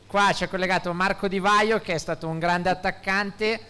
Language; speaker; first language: Italian; native; Italian